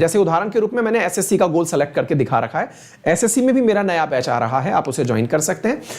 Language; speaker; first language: Hindi; native; Hindi